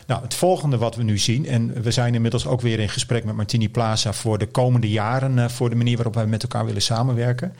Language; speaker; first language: Dutch; native; Dutch